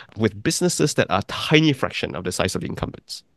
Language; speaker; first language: English; non-native, local second language; Chinese